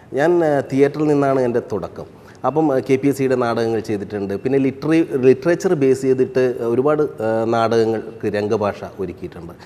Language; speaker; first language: Malayalam; native; Malayalam